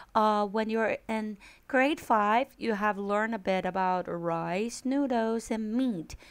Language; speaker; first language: English; non-native, fluent; Chinese